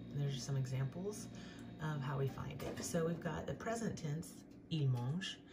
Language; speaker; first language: English; native; English